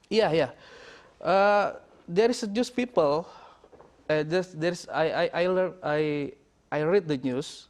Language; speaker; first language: English; non-native, learner; Indonesian